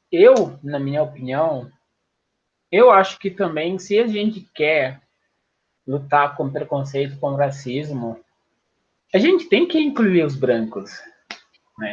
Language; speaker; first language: Portuguese; non-native, fluent; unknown